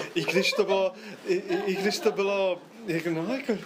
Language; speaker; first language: Czech; non-native, fluent; English